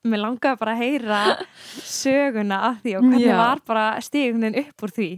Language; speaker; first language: Icelandic; native; Icelandic